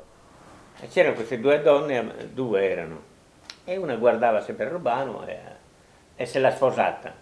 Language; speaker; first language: Italian; non-native, local second language; Sardinian